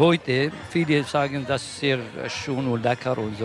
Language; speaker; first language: German; non-native, learner; Kurdish